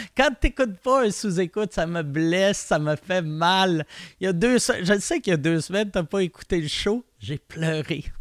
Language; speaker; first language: French; native; French